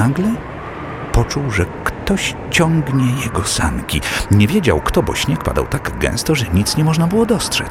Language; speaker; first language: Polish; native; Polish